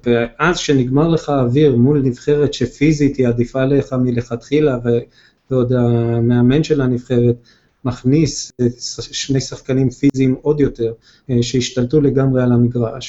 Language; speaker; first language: Hebrew; native; Hebrew